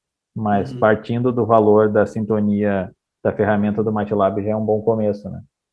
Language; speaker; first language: Portuguese; native; Portuguese